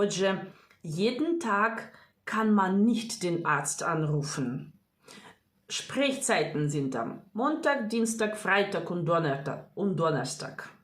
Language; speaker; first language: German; non-native, fluent; Ukrainian